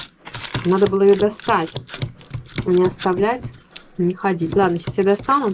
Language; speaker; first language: Russian; native; Russian